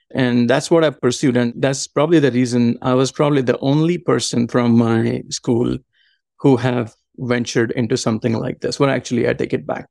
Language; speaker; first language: English; non-native, local second language; Marathi